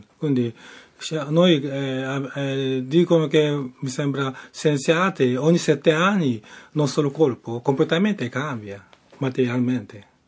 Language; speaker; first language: Italian; non-native, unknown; Japanese